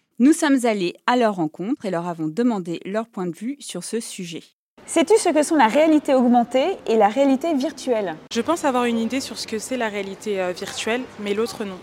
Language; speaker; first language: French; native; French